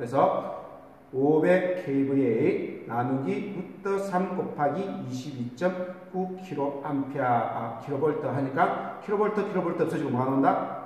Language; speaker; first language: Korean; native; Korean